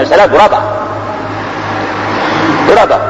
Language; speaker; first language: Turkish; native; Turkish